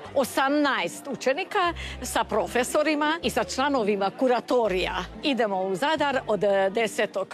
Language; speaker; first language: Croatian; early bilingual, heritage; Croatian